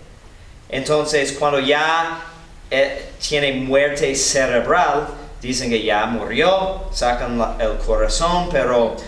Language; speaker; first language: Spanish; non-native, fluent; English